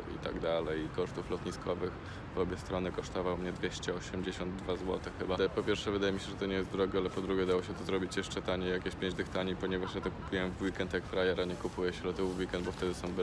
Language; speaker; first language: Polish; native; Polish